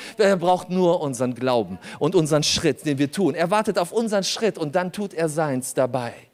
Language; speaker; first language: German; early bilingual, other home language; Polish